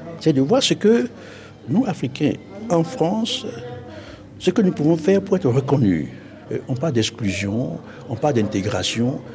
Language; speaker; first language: French; non-native, local second language; Fon